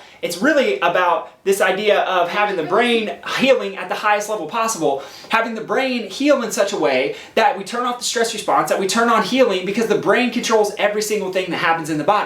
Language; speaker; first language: English; native; English